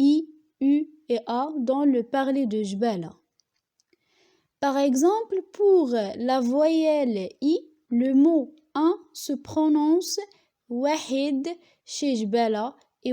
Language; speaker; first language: French; non-native, local second language; Arabic